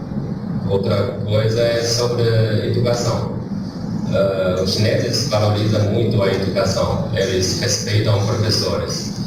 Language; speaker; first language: Portuguese; non-native, learner; Chinese